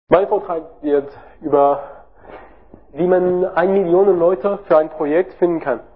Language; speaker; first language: German; non-native, learner; French